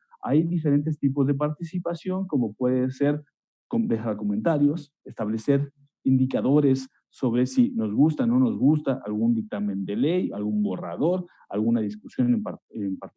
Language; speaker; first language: Spanish; native; Spanish